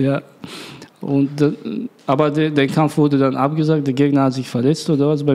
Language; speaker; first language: German; non-native, learner; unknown